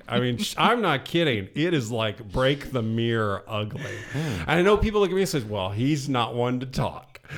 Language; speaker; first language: English; native; English